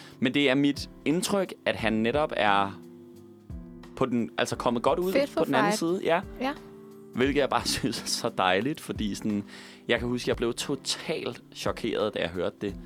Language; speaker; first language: Danish; native; Danish